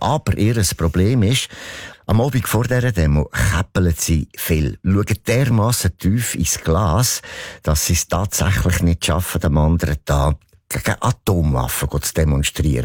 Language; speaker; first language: German; native; German